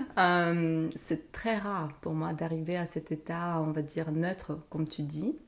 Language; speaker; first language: French; non-native, fluent; Ukrainian